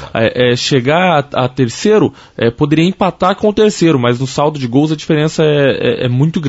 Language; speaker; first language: Portuguese; native; Portuguese